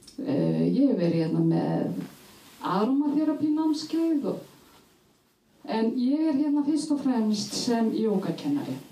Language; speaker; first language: Icelandic; native; Icelandic